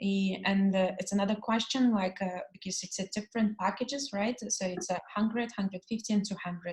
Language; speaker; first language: English; non-native, learner; Russian